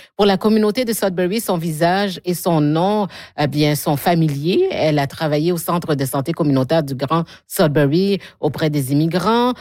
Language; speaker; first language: French; native; French